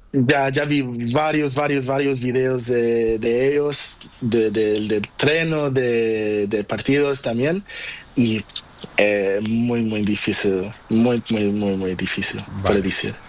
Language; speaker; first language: Spanish; non-native, learner; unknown